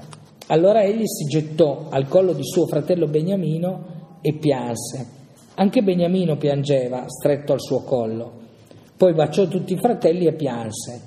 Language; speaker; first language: Italian; native; Italian